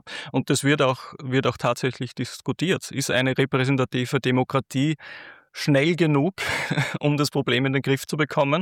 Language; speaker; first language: German; native; German